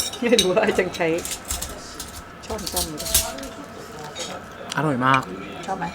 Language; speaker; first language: Thai; native; Thai